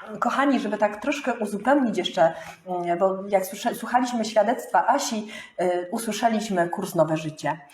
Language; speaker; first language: Polish; native; Polish